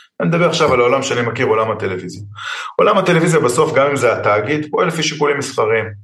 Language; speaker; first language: Hebrew; early bilingual, other home language; English